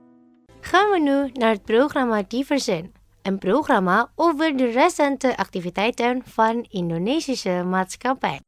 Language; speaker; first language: Dutch; non-native, fluent; Indonesian